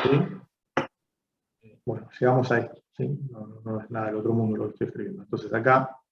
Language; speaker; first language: Spanish; native; Spanish